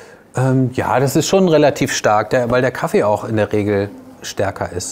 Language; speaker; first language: German; native; German